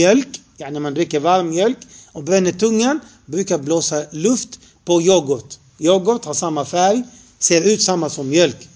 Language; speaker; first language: Swedish; non-native, fluent; Arabic